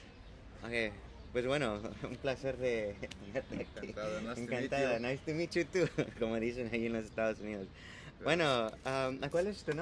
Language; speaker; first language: Spanish; non-native, learner; English